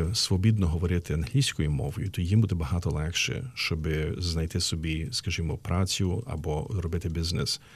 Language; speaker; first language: Ukrainian; early bilingual, heritage; Ukrainian